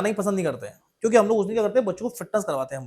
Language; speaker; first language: Hindi; native; Hindi